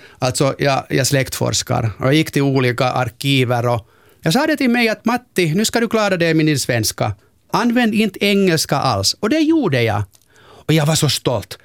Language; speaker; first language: Swedish; non-native, local second language; Finnish